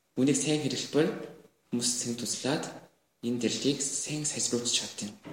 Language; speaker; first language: Mongolian; non-native, learner; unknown